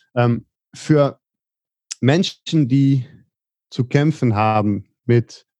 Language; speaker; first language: German; non-native, fluent; Dutch